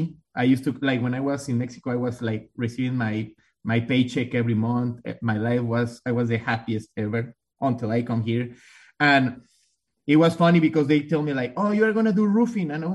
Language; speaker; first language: English; non-native, fluent; Spanish